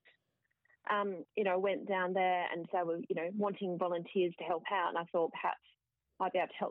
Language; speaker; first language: English; native; English